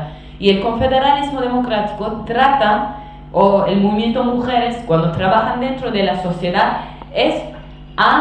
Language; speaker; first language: Spanish; non-native, fluent; Kurdish